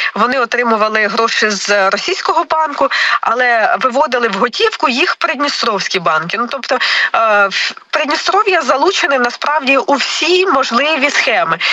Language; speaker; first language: Ukrainian; native; Ukrainian